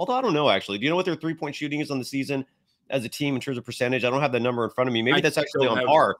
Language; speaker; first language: English; native; English